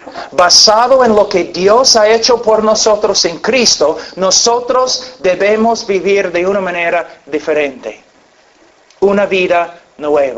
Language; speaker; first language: Spanish; non-native, fluent; English